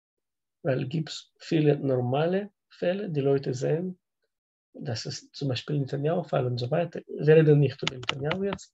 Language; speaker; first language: German; non-native, learner; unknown